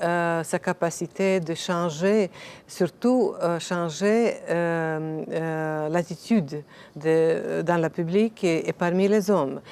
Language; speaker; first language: French; non-native, fluent; Latvian